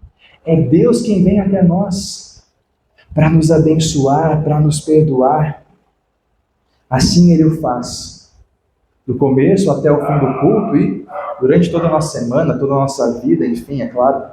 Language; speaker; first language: Portuguese; native; Portuguese